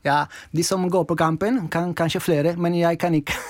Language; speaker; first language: Norwegian; non-native, fluent; Spanish